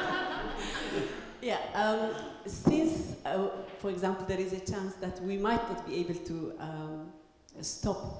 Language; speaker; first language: English; non-native, fluent; Tigrinya